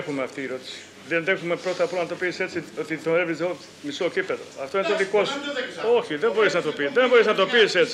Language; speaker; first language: Greek; non-native, fluent; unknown